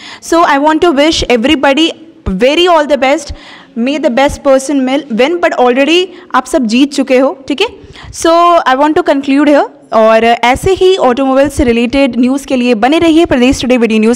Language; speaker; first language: Hindi; native; Hindi